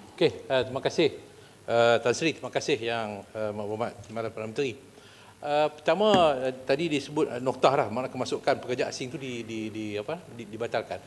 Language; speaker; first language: Malay; native; Malay